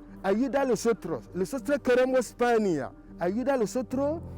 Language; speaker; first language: Spanish; non-native, learner; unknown